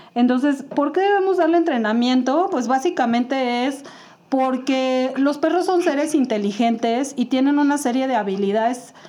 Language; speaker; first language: Spanish; native; Spanish